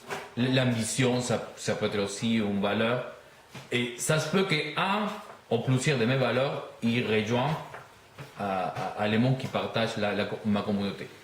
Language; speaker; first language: French; non-native, learner; Spanish